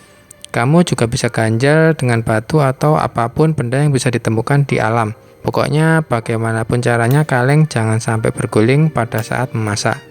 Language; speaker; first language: Indonesian; native; Indonesian